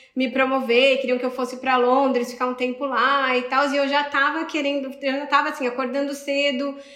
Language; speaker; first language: Portuguese; native; Portuguese